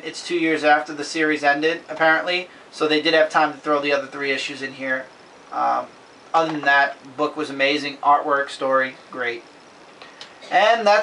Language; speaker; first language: English; native; English